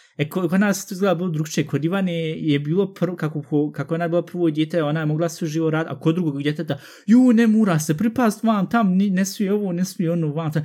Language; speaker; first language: Bosnian; early bilingual, heritage; Bosnian